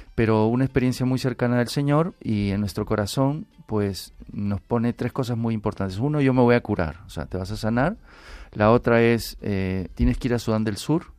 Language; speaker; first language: Spanish; native; Spanish